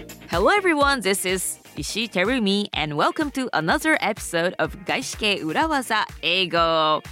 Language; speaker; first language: English; non-native, fluent; Japanese